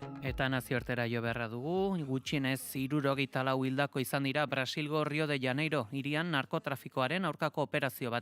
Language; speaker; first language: Basque; native; Basque